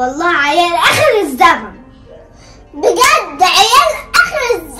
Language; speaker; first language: Arabic; native; Arabic